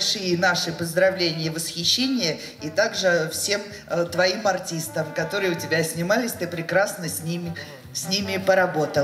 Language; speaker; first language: Russian; native; Russian